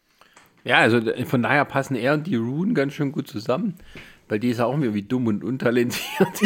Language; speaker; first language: German; native; German